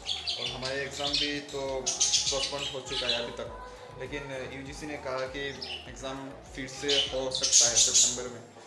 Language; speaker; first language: Hindi; non-native, local second language; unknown